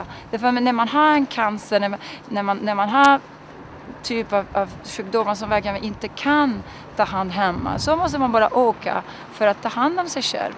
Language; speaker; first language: Swedish; non-native, fluent; Italian